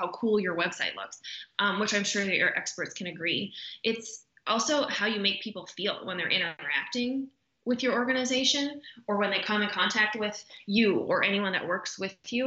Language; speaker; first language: English; native; English